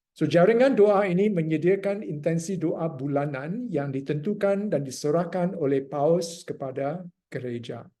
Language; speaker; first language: Malay; non-native, local second language; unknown